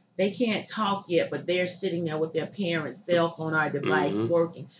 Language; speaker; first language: English; native; English